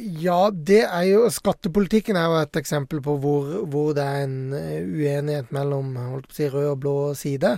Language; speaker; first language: Norwegian; native; Norwegian